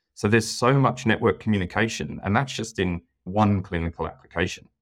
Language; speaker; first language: English; native; English